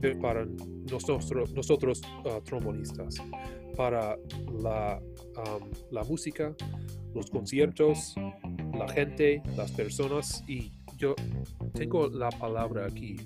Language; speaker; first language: Spanish; non-native, learner; English